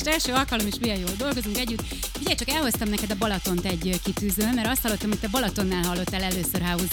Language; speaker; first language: Hungarian; native; Hungarian